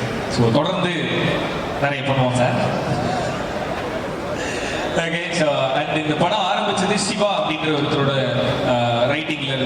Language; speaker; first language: Tamil; native; Tamil